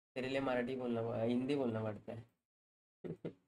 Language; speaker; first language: Hindi; non-native, local second language; Marathi